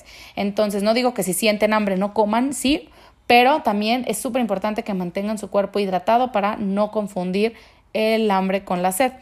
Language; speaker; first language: Spanish; native; Spanish